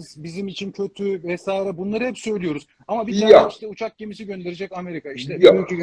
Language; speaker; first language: Turkish; native; Turkish